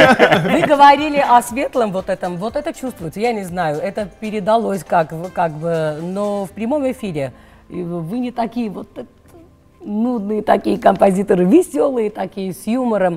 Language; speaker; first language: Russian; non-native, local second language; Armenian